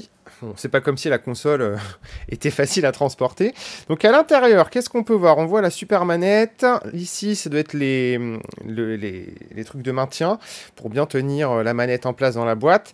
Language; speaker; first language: French; native; French